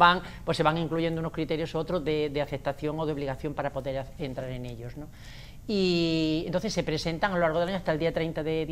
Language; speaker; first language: Spanish; native; Spanish